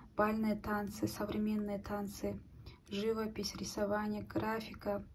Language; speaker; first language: Russian; non-native, local second language; Kazakh